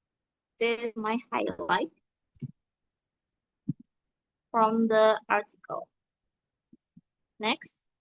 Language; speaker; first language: English; non-native, learner; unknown